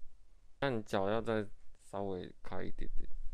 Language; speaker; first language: Chinese; native; Chinese